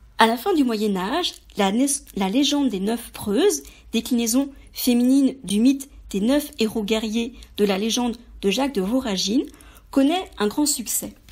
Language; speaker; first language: French; native; French